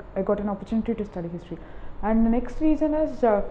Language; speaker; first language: English; non-native, local second language; Tamil